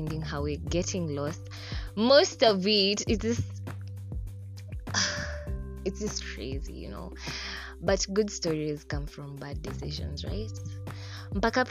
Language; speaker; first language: English; non-native, local second language; Swahili